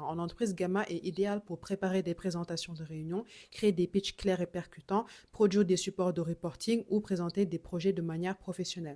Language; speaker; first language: French; native; French